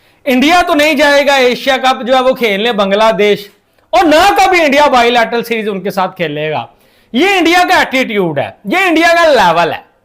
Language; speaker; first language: Hindi; native; Hindi